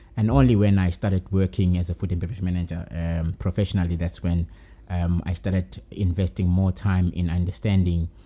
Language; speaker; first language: English; non-native, local second language; Zulu